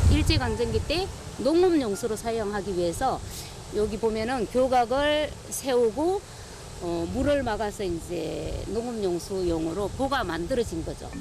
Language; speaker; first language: Korean; native; Korean